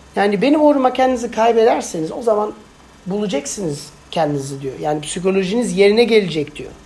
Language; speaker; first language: Turkish; non-native, fluent; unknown